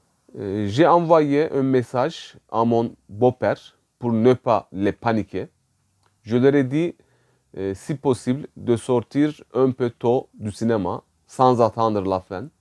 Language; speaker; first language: French; non-native, fluent; Turkish